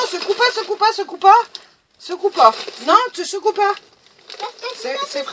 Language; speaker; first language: French; native; French